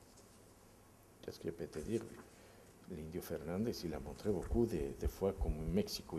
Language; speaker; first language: French; non-native, fluent; Spanish